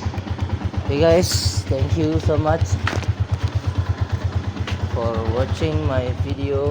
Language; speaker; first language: English; non-native, learner; Indonesian